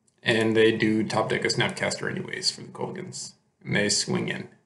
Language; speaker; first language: English; native; English